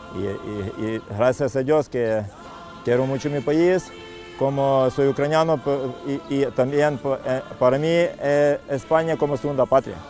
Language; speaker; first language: Spanish; non-native, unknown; Ukrainian